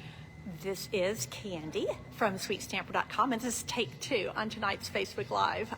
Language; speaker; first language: English; native; English